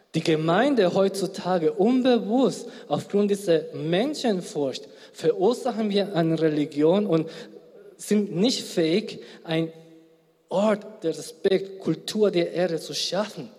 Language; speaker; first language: German; non-native, fluent; Korean